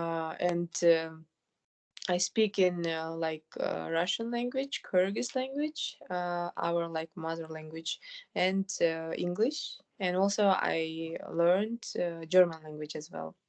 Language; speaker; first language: English; non-native, fluent; Kyrgyz